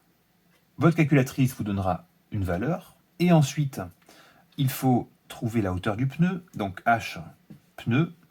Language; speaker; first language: French; native; French